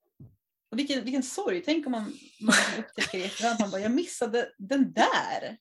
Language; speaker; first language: Swedish; native; Swedish